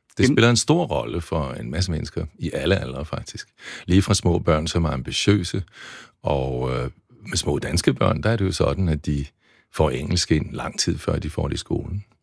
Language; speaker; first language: Danish; native; Danish